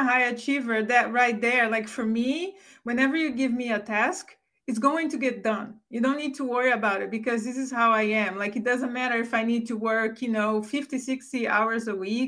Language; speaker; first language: English; non-native, fluent; Portuguese